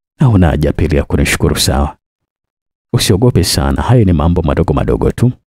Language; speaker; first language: Swahili; native; Swahili